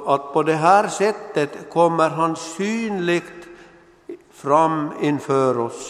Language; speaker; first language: Swedish; non-native, local second language; Finnish